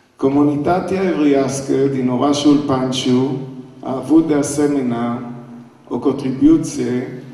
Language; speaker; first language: Romanian; non-native, learner; Hebrew